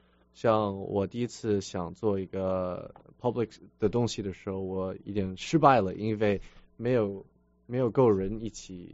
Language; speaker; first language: Chinese; early bilingual, heritage; Chinese